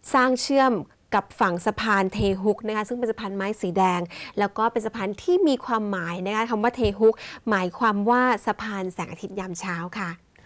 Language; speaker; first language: Thai; native; Thai